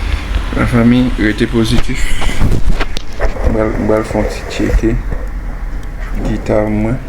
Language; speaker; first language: French; non-native, learner; Haitian Creole